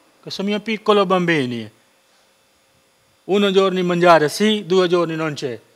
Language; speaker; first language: Italian; non-native, learner; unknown